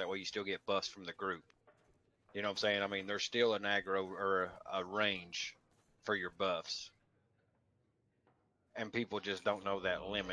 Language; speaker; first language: English; native; English